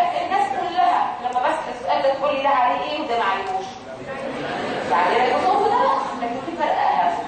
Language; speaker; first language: Arabic; native; Arabic